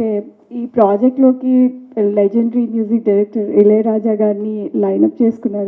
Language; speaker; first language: Telugu; native; Telugu